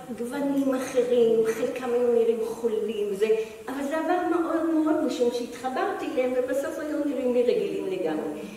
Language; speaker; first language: Hebrew; native; Hebrew